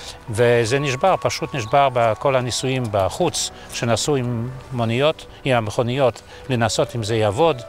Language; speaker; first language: Hebrew; non-native, fluent; Polish